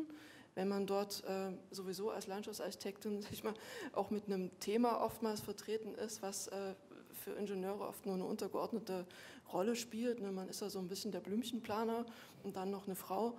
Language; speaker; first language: German; native; German